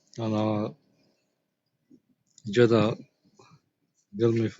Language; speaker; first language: Persian; native; Persian